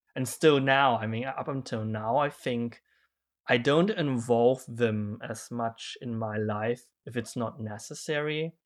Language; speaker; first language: English; non-native, fluent; German